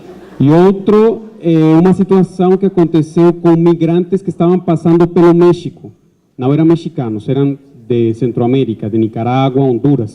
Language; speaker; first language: Portuguese; non-native, fluent; Spanish